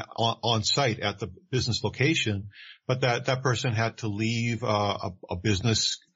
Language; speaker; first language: English; native; English